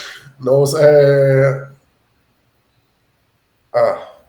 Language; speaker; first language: Spanish; non-native, learner; English